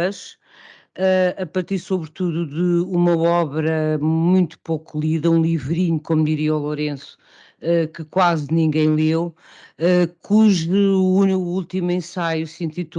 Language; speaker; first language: Portuguese; native; Portuguese